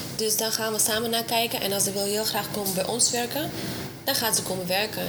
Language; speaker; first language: Dutch; non-native, fluent; Russian